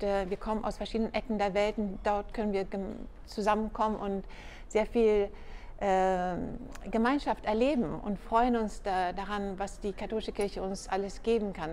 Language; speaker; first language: German; non-native, fluent; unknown